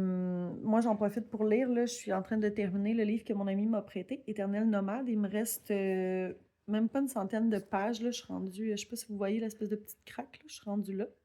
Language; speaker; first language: French; native; French